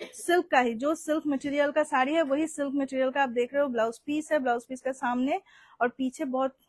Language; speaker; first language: Hindi; non-native, local second language; Bangla